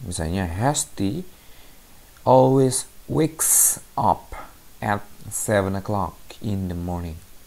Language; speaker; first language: English; non-native, fluent; Indonesian